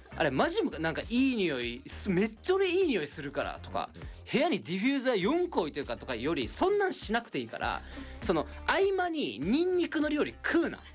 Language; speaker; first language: Japanese; native; Japanese